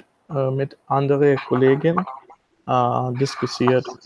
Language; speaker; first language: German; non-native, learner; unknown